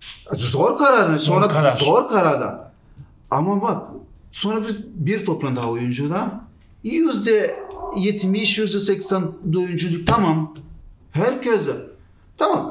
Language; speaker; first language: Turkish; non-native, learner; Portuguese